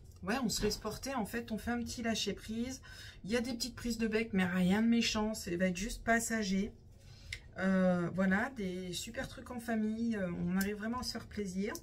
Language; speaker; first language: French; native; French